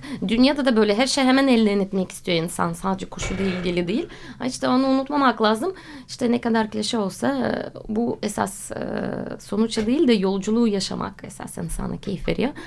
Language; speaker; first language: Turkish; non-native, fluent; Russian